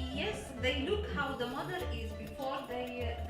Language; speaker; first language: English; non-native, learner; Arabic